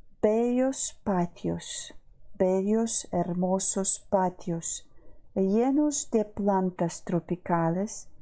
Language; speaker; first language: Spanish; non-native, fluent; Ukrainian